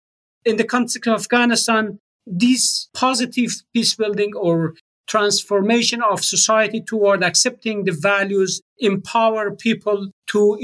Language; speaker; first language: English; non-native, fluent; Persian